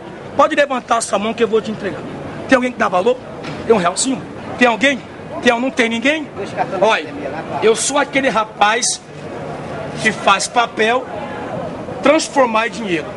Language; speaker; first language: Portuguese; native; Portuguese